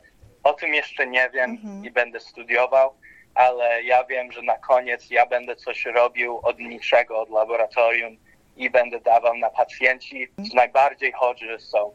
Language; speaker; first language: Polish; early bilingual, heritage; Polish